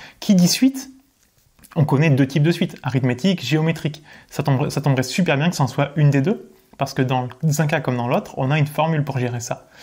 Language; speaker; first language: French; native; French